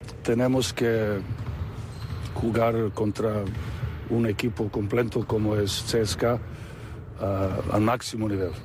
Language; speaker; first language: Spanish; non-native, fluent; Serbian